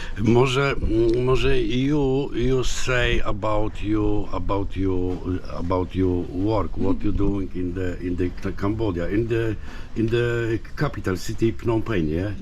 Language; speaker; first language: English; non-native, learner; Polish